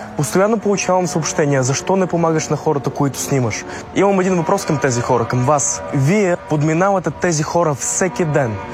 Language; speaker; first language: Bulgarian; early bilingual, other home language; Russian